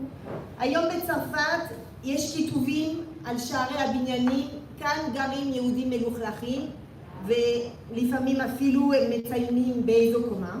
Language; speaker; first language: Hebrew; non-native, fluent; French